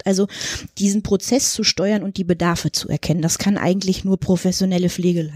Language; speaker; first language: German; native; German